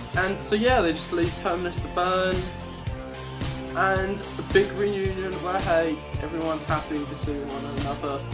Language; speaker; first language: English; native; English